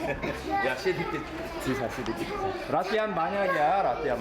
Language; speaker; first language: Indonesian; non-native, fluent; Korean